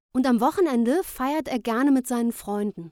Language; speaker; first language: German; native; German